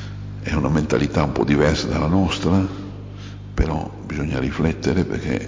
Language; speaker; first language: Italian; native; Italian